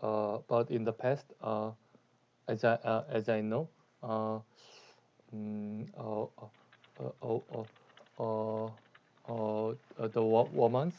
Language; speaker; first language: English; non-native, learner; Korean